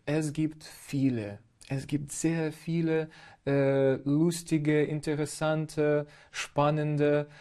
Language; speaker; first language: German; non-native, learner; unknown